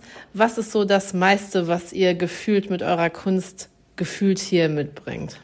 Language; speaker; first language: German; native; German